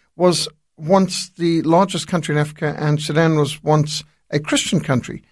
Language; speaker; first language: English; native; English